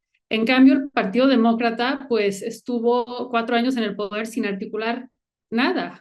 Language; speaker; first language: Spanish; native; Spanish